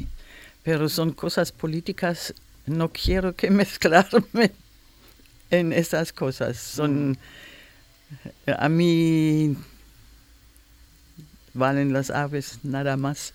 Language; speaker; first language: Spanish; non-native, learner; German